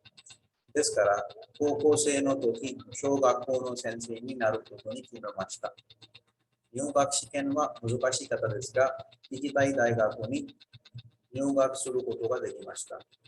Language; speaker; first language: Japanese; non-native, fluent; Urdu